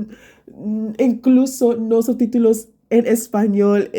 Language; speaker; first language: Spanish; non-native, learner; English